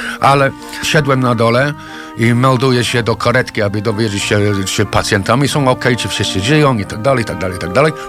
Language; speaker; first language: Polish; non-native, fluent; English